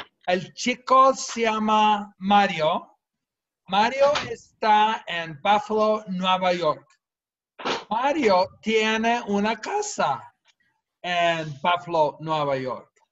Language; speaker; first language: Spanish; non-native, fluent; English